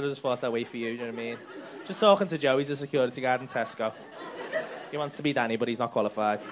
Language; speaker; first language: English; native; English